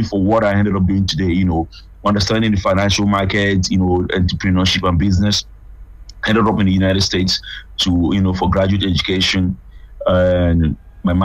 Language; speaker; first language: English; non-native, local second language; Yoruba